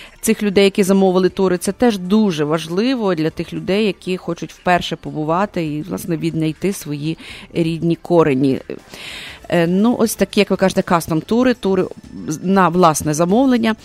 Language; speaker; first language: Ukrainian; native; Ukrainian